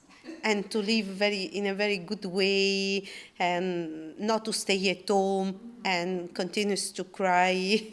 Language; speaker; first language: English; non-native, learner; Italian